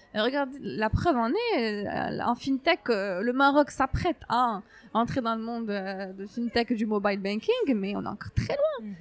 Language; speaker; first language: French; non-native, local second language; Arabic